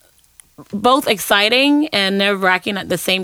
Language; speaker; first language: English; non-native, local second language; Akan